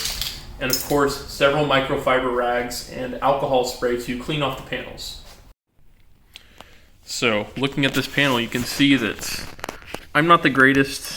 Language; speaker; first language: English; native; English